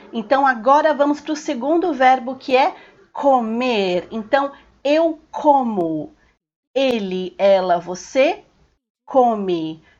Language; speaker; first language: Portuguese; native; Portuguese